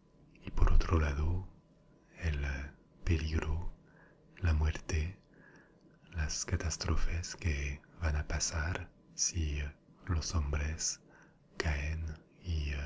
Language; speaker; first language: Spanish; non-native, fluent; French